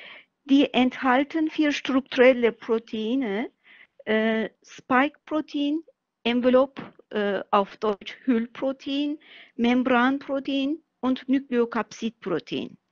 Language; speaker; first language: German; non-native, fluent; Turkish